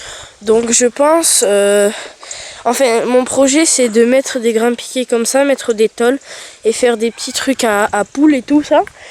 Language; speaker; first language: French; native; French